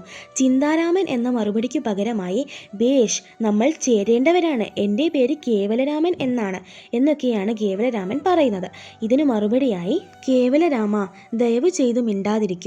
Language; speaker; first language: Malayalam; native; Malayalam